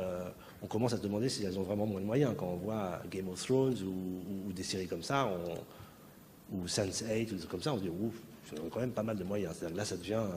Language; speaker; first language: French; native; French